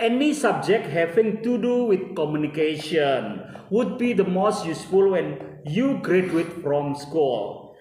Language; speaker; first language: English; non-native, fluent; Indonesian